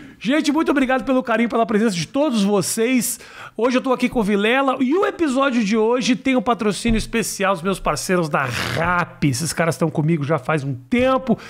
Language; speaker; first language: Portuguese; native; Portuguese